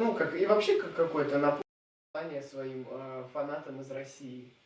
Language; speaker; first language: Russian; native; Russian